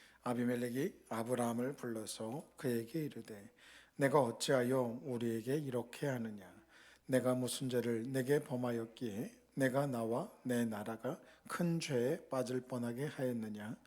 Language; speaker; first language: Korean; native; Korean